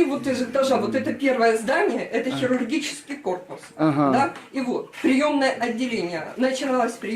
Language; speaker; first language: Russian; native; Russian